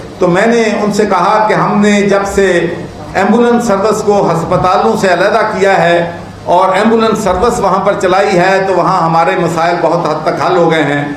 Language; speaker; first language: Urdu; non-native, local second language; Punjabi